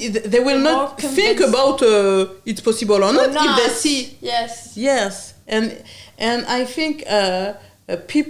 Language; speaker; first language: English; non-native, learner; French